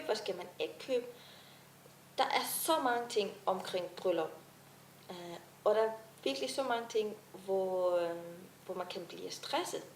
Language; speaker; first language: Danish; non-native, fluent; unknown